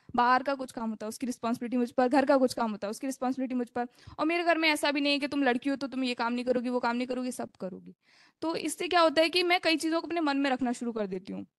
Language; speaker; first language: Hindi; native; Hindi